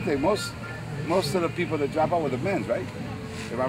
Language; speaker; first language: English; native; English